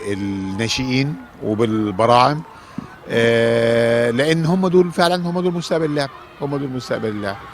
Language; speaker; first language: Arabic; native; Arabic